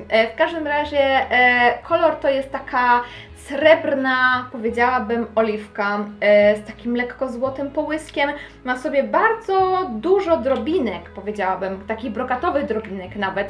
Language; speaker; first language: Polish; native; Polish